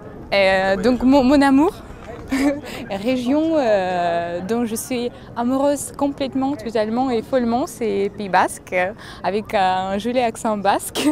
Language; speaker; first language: French; non-native, fluent; Russian